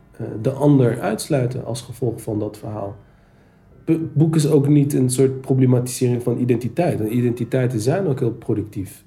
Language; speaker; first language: Dutch; early bilingual, other home language; Turkish